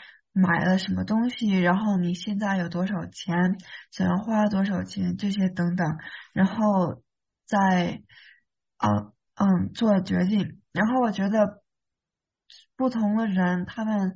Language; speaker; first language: Chinese; early bilingual, heritage; Chinese